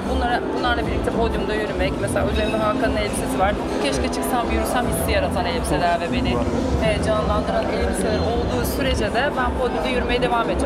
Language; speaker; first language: Turkish; native; Turkish